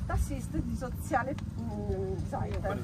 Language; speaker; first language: German; non-native, fluent; Italian